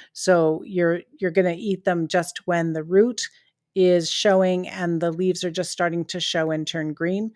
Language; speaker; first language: English; native; English